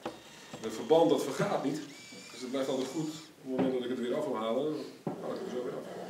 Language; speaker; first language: Dutch; native; Dutch